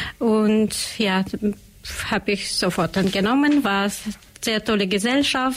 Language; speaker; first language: German; non-native, learner; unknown